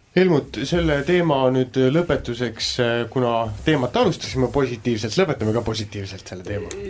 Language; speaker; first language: Estonian; native; Estonian